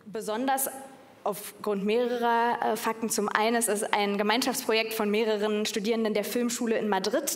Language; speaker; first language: German; native; German